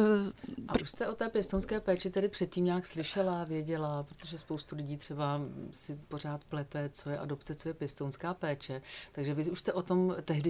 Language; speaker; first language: Czech; native; Czech